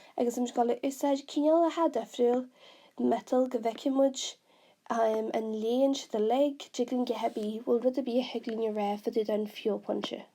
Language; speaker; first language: Irish; non-native, local second language; English